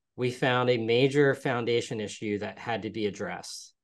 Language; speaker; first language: English; native; English